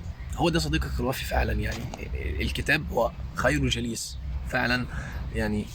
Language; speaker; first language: Arabic; native; Arabic